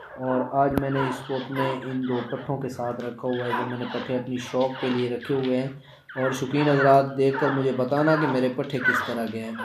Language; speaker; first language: Urdu; non-native, local second language; Saraiki